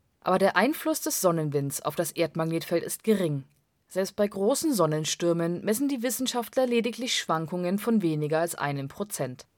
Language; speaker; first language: German; native; German